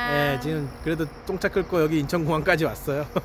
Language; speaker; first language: Korean; native; Korean